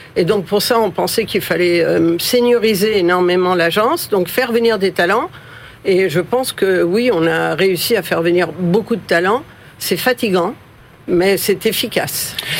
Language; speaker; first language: French; early bilingual, other home language; Spanish